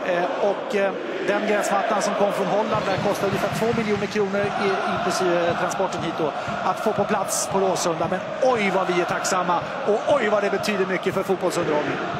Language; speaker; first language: Swedish; native; Swedish